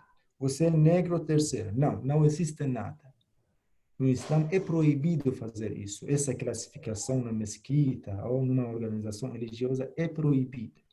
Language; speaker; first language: Portuguese; non-native, fluent; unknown